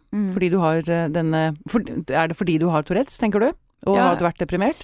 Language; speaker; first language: Norwegian; native; Norwegian